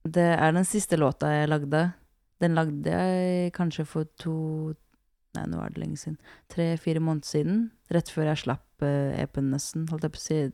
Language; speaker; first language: Norwegian; early bilingual, other home language; Kurdish